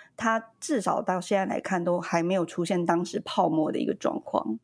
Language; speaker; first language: Chinese; native; Chinese